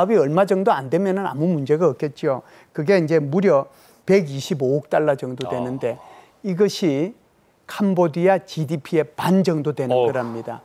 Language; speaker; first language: Korean; native; Korean